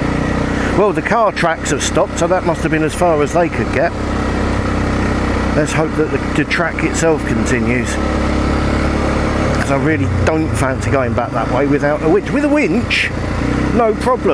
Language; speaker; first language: English; native; English